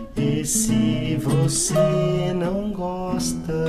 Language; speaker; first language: Portuguese; native; Portuguese